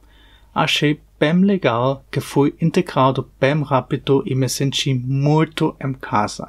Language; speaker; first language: Portuguese; non-native, fluent; German